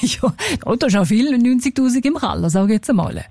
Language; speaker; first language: German; native; German